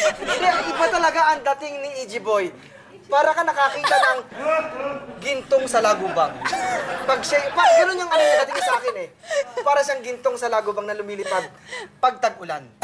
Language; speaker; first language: Filipino; native; Filipino